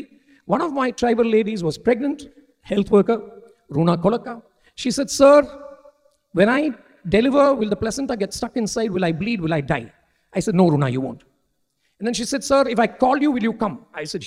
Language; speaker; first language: English; non-native, local second language; Malayalam